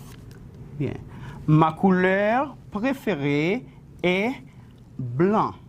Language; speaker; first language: French; non-native, fluent; Spanish